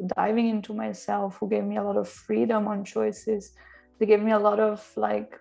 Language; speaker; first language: English; non-native, fluent; Italian